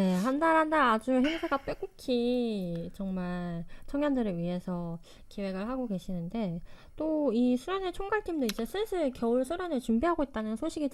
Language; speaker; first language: Korean; native; Korean